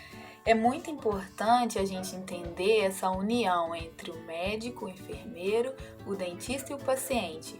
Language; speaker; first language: Portuguese; native; Portuguese